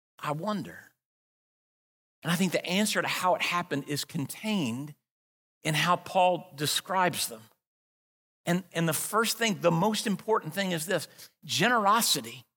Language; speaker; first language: English; native; English